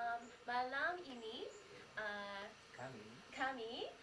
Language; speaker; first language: Indonesian; non-native, learner; English